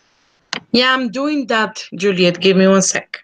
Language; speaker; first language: English; non-native, fluent; Spanish